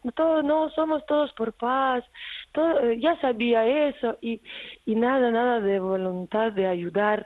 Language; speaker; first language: Spanish; non-native, fluent; Ukrainian